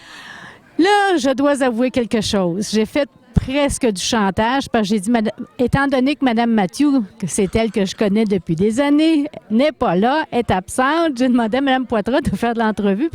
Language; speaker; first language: French; native; French